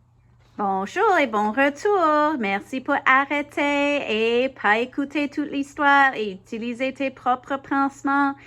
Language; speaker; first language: French; non-native, learner; English